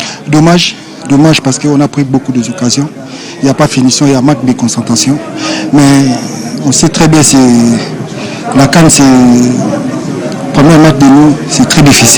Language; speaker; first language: French; non-native, local second language; Lingala